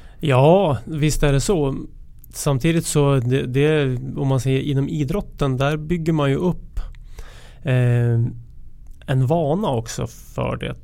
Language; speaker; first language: Swedish; native; Swedish